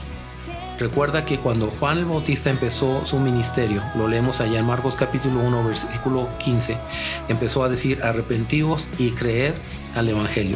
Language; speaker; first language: Spanish; native; Spanish